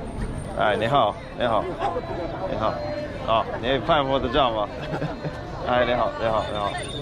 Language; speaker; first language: Chinese; non-native, fluent; English